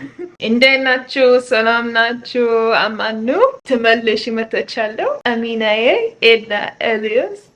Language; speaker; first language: Amharic; non-native, learner; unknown